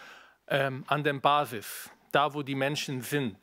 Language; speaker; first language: German; non-native, fluent; Arabic